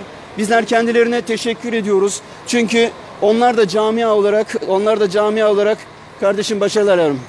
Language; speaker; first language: Turkish; native; Turkish